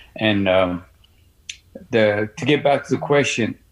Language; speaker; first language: English; non-native, learner; Amharic